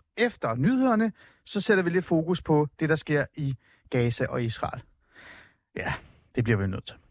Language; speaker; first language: Danish; early bilingual, other home language; Persian